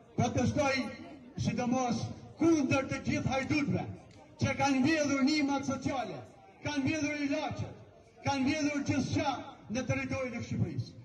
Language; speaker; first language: Albanian; native; Albanian